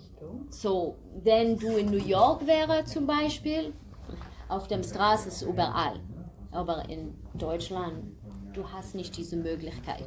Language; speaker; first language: German; non-native, fluent; English